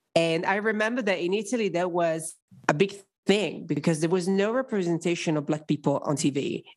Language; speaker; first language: English; non-native, fluent; Italian